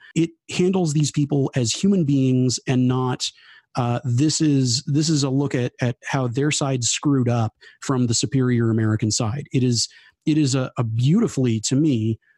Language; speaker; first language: English; native; English